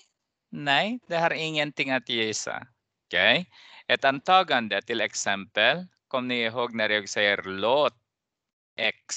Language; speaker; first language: Swedish; non-native, fluent; Persian